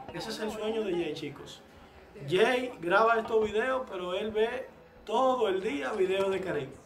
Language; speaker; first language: Spanish; native; Spanish